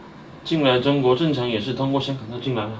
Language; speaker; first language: Chinese; native; Chinese